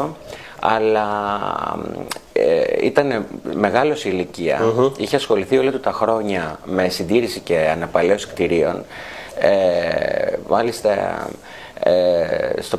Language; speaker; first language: Greek; native; Greek